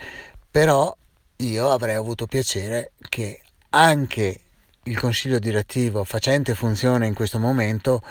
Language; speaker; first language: Italian; native; Italian